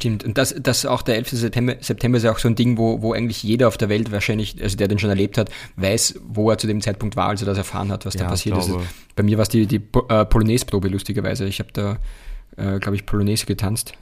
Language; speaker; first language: German; native; German